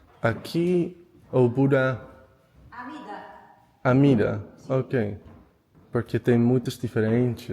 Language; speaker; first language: Portuguese; non-native, learner; English